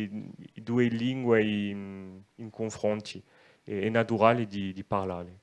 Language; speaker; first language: Italian; non-native, local second language; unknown